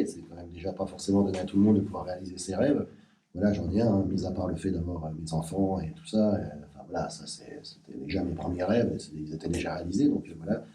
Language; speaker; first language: French; native; French